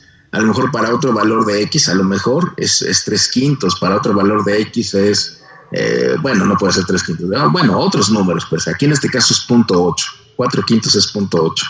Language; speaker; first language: Spanish; native; Spanish